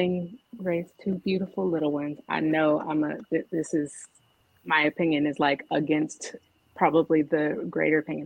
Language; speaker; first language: English; native; English